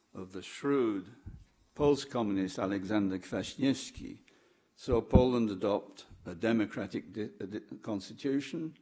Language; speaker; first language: English; native; English